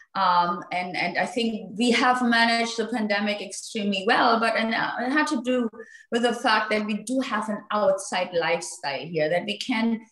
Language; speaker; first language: English; non-native, fluent; German